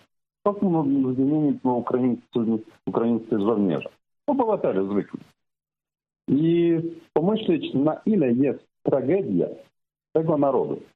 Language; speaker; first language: Polish; non-native, fluent; Ukrainian